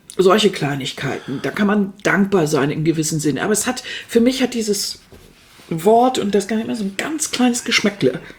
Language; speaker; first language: German; native; German